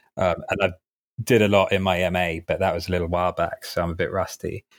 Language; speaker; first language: English; native; English